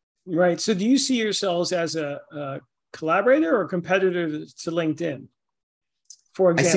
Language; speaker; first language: English; native; English